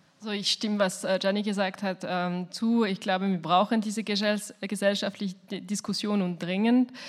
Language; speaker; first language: German; non-native, fluent; French